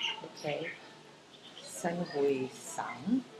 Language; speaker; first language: Cantonese; early bilingual, heritage; English